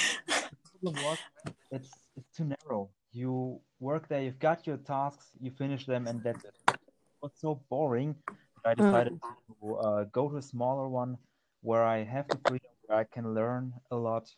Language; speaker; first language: English; non-native, fluent; German